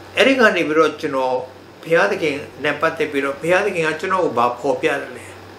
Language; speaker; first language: Burmese; non-native, local second language; Hakha Chin